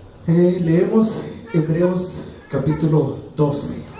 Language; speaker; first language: Spanish; native; Spanish